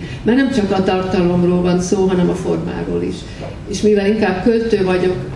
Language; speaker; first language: Hungarian; early bilingual, heritage; Hungarian